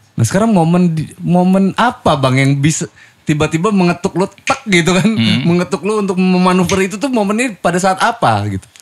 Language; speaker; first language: Indonesian; native; Indonesian